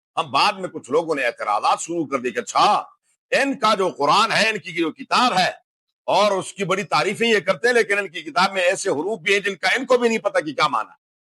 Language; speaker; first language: Urdu; non-native, local second language; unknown